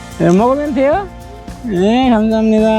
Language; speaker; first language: Korean; non-native, learner; Bangla